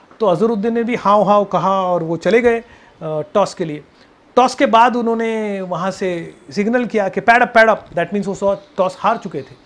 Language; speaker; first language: Hindi; non-native, local second language; Marathi